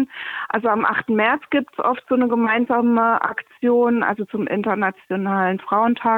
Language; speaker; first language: German; native; German